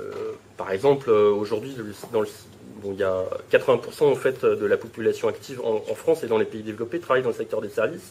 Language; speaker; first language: French; native; French